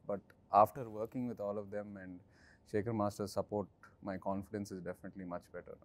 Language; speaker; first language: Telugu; native; Telugu